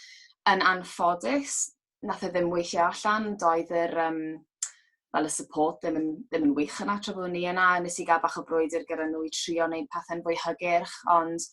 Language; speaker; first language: Welsh; native; Welsh